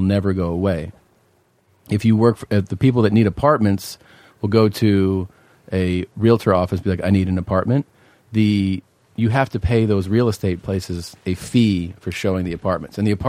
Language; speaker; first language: English; native; English